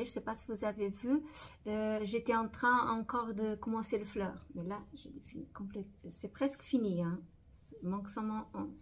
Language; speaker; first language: French; non-native, fluent; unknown